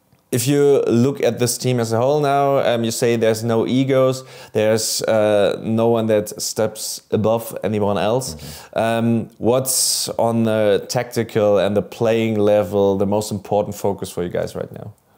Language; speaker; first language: English; non-native, fluent; German